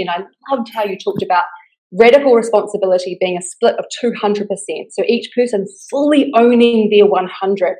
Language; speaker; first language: English; native; English